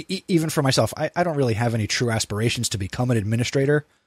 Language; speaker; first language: English; native; English